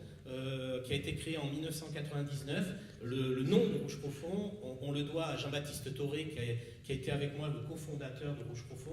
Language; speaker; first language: French; native; French